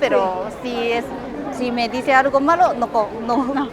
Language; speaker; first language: Spanish; non-native, fluent; Japanese